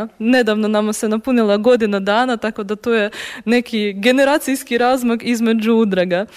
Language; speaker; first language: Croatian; non-native, fluent; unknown